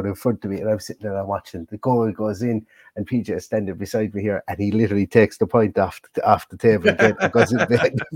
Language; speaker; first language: English; native; English